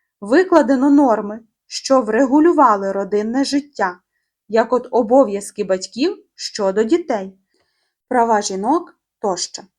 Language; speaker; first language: Ukrainian; native; Ukrainian